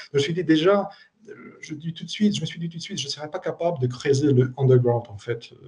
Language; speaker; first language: French; non-native, fluent; Polish